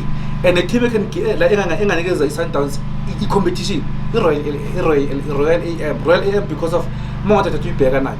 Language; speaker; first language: English; non-native, local second language; Zulu